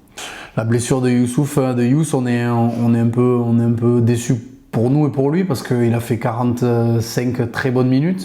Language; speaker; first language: French; native; French